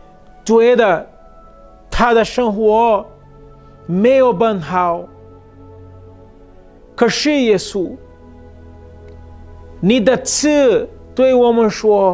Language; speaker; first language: Chinese; non-native, fluent; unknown